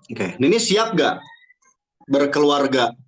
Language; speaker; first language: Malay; non-native, local second language; Sundanese